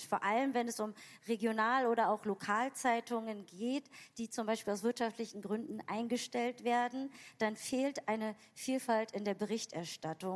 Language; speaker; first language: German; native; German